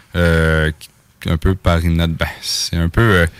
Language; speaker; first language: French; native; French